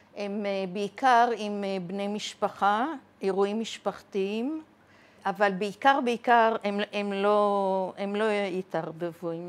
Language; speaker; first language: Hebrew; early bilingual, other home language; Arabic